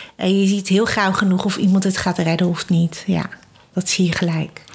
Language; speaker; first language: Dutch; early bilingual, other home language; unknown